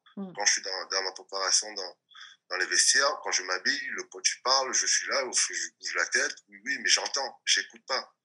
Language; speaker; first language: French; non-native, local second language; Réunion Creole French